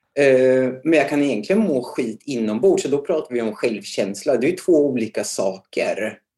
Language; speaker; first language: Swedish; native; Swedish